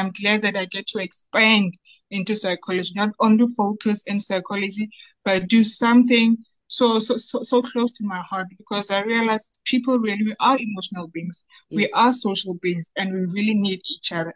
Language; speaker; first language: English; non-native, local second language; Southern Sotho